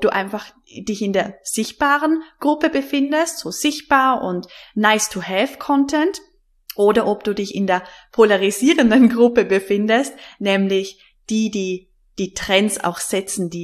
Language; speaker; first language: German; native; German